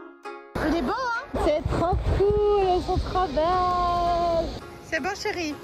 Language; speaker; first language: French; native; French